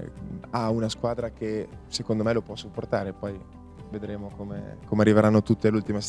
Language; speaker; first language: Italian; native; Italian